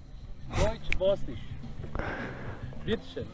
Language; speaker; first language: German; non-native, learner; Bosnian